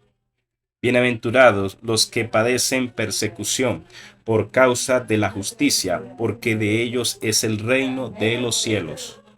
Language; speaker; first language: Spanish; native; Spanish